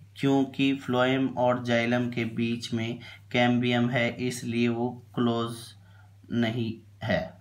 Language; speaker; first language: Hindi; native; Hindi